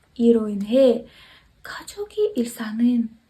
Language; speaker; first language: Korean; non-native, fluent; Ukrainian